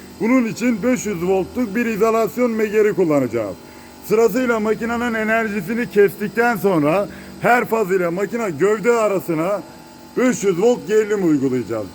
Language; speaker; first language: Turkish; native; Turkish